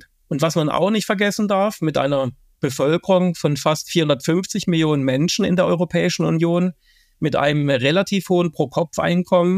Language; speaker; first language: German; native; German